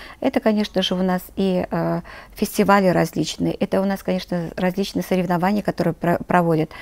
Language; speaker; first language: Russian; non-native, local second language; Azerbaijani